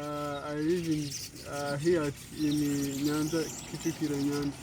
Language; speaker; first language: English; non-native, learner; Kinyarwanda